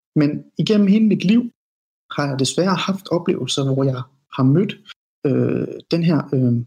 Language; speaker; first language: Danish; early bilingual, other home language; Persian